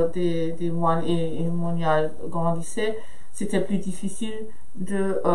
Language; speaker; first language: French; non-native, fluent; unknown